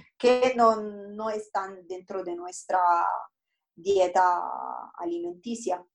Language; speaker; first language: Spanish; non-native, fluent; Italian